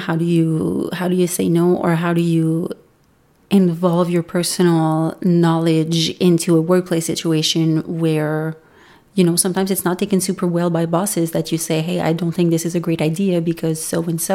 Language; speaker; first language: English; non-native, fluent; French